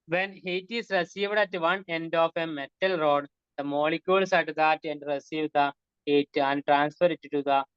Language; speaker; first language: English; non-native, local second language; Malayalam